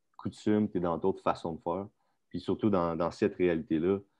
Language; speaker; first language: French; native; French